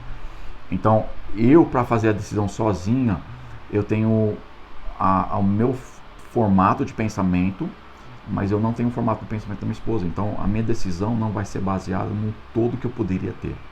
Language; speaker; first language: Portuguese; non-native, fluent; English